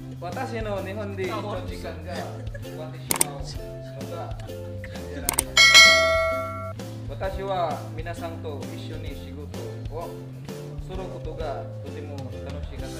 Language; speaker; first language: Japanese; non-native, learner; Filipino